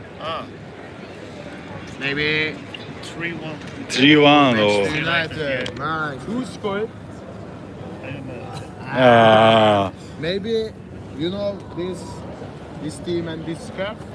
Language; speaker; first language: English; non-native, learner; Turkish